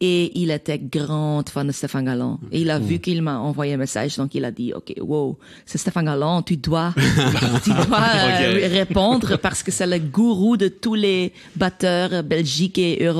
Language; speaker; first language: French; non-native, learner; Dutch